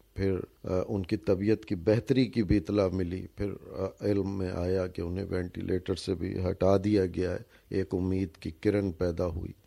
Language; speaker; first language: Urdu; native; Urdu